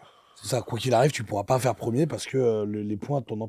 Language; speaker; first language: French; native; French